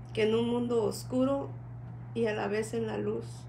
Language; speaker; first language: Spanish; native; Spanish